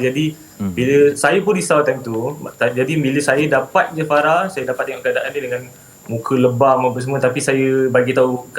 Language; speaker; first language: Malay; native; Malay